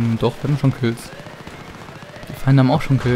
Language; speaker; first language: German; native; German